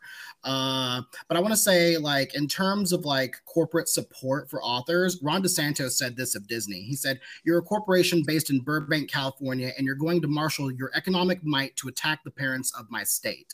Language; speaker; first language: English; native; English